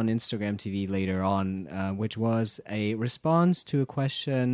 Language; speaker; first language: English; non-native, fluent; German